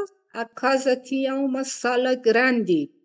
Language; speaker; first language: Portuguese; non-native, fluent; Persian